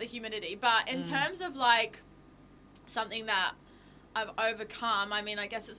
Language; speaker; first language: English; native; English